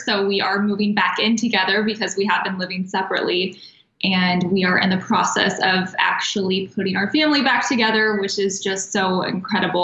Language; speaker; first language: English; native; English